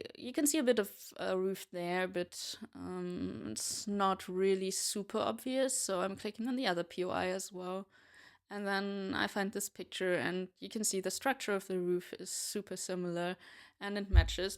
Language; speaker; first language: English; non-native, fluent; German